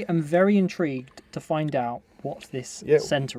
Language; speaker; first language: English; native; English